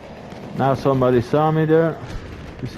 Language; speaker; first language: English; non-native, fluent; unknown